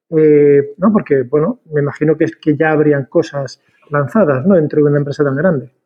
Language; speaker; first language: Spanish; native; Spanish